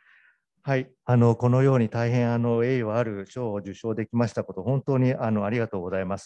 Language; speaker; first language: Japanese; native; Japanese